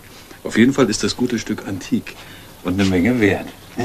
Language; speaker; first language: German; native; German